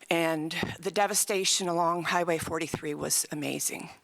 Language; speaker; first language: English; native; English